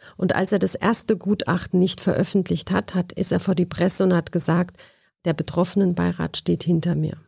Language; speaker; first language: German; native; German